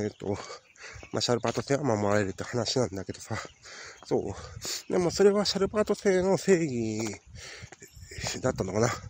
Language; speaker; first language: Japanese; native; Japanese